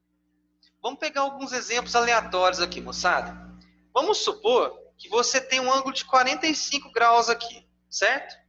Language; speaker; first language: Portuguese; native; Portuguese